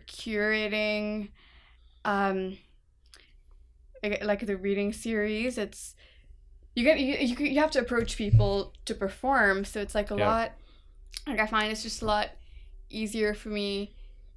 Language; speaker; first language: English; non-native, local second language; Urdu